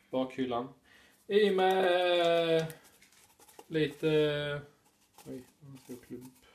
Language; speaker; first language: Swedish; native; Swedish